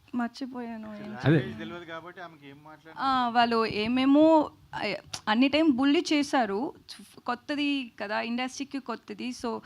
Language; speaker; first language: Telugu; non-native, learner; Tamil